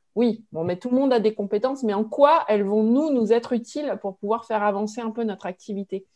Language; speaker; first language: French; native; French